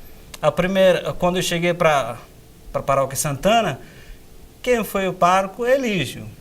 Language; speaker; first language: Portuguese; non-native, fluent; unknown